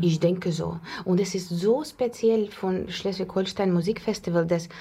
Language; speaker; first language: German; non-native, learner; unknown